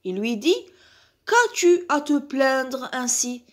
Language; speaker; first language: French; non-native, local second language; Arabic